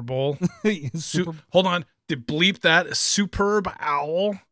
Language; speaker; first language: English; native; English